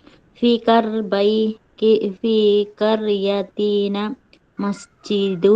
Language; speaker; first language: Arabic; non-native, learner; Filipino